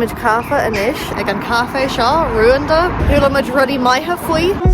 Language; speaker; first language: Irish; non-native, local second language; English